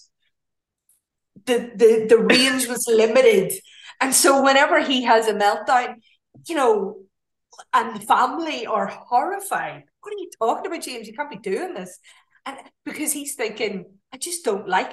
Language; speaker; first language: English; native; English